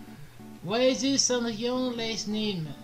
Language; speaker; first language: English; non-native, learner; French